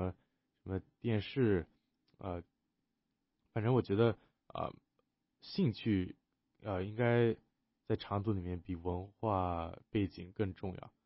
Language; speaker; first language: Chinese; early bilingual, heritage; Chinese